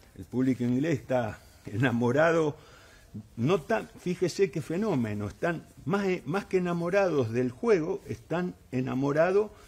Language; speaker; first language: Spanish; native; Spanish